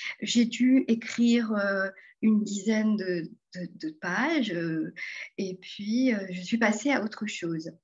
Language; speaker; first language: French; non-native, local second language; Morisyen